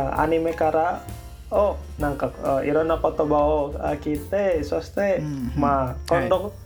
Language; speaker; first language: Japanese; non-native, learner; Indonesian